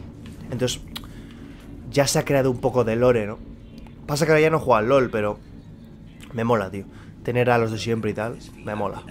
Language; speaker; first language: Spanish; native; Spanish